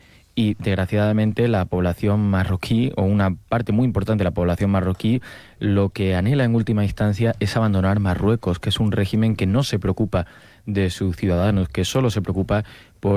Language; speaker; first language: Spanish; native; Spanish